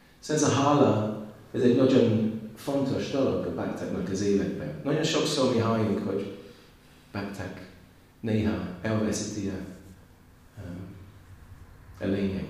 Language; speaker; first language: Hungarian; non-native, learner; English